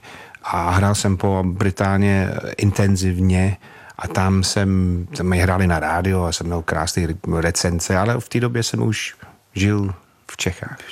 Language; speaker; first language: Czech; non-native, fluent; English